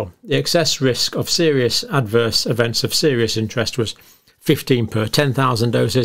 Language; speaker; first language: English; native; English